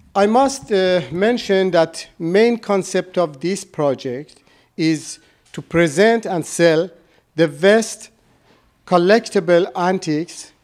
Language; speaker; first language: English; non-native, fluent; Persian